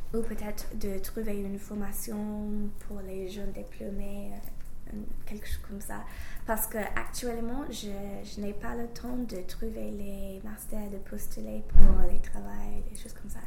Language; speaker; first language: French; non-native, fluent; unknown